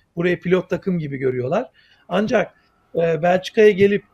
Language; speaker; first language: Turkish; native; Turkish